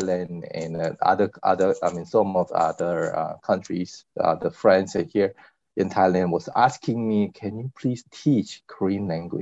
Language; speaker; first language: English; non-native, fluent; Korean